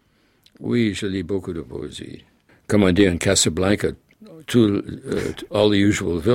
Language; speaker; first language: French; non-native, fluent; English